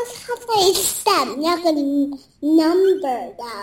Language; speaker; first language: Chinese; early bilingual, heritage; Chinese